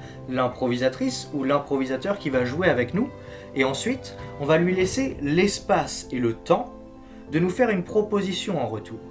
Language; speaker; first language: French; native; French